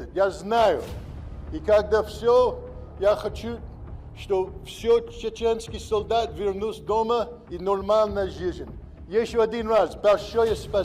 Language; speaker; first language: Russian; non-native, learner; English